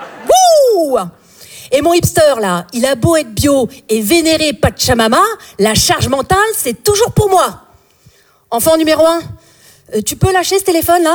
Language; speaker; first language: French; native; French